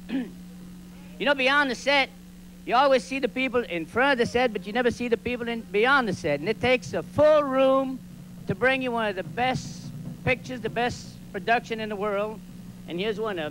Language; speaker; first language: English; early bilingual, other home language; French